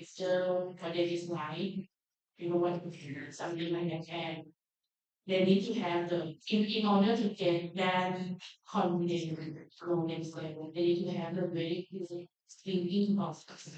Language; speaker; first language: English; non-native, learner; Thai